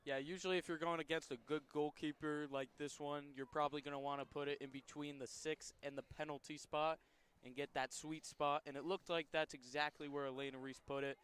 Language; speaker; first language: English; native; English